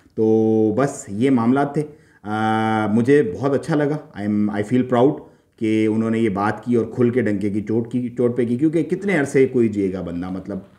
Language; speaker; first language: Urdu; native; Urdu